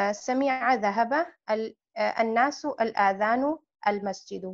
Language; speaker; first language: Arabic; non-native, fluent; Urdu